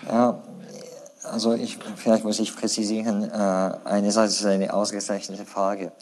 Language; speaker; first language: German; non-native, fluent; French